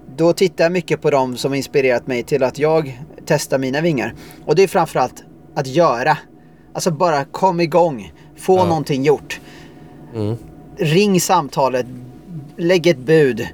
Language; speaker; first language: Swedish; native; Swedish